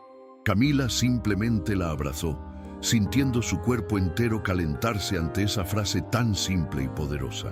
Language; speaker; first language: Spanish; native; Spanish